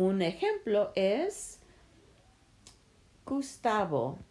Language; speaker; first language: Spanish; non-native, fluent; English